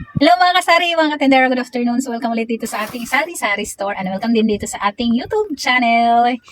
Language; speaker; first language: Filipino; native; Filipino